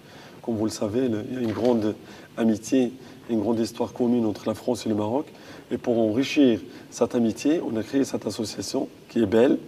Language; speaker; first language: French; non-native, local second language; Arabic